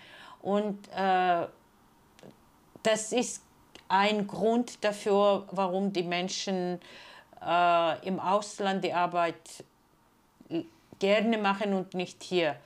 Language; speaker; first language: German; non-native, fluent; Georgian